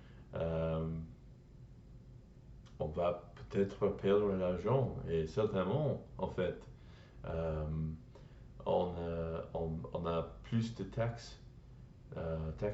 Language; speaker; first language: French; non-native, learner; English